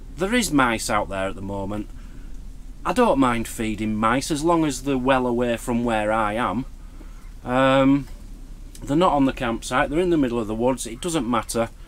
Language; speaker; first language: English; native; English